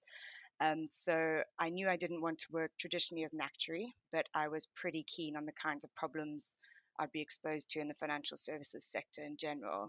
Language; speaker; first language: English; native; English